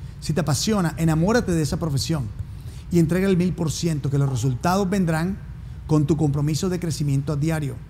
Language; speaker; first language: Spanish; native; Spanish